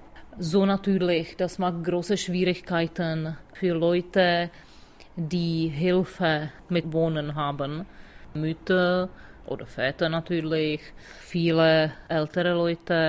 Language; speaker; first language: German; non-native, fluent; Czech